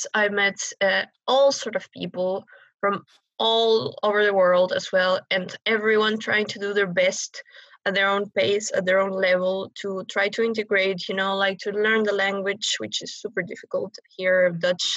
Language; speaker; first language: English; non-native, fluent; Spanish